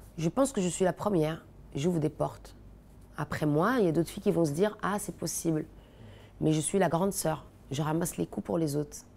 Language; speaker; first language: French; native; French